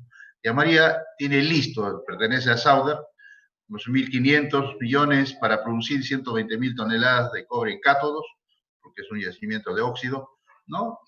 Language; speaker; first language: Spanish; native; Spanish